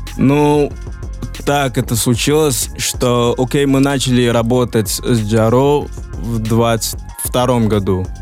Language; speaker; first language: Russian; non-native, fluent; Yoruba